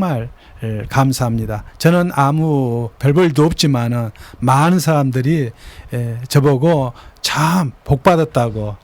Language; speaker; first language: Korean; native; Korean